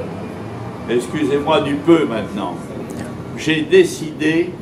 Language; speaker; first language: French; native; French